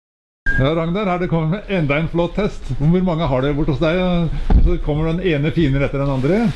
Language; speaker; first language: Norwegian; native; Norwegian